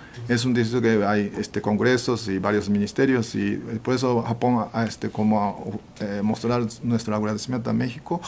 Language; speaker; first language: Spanish; non-native, fluent; Japanese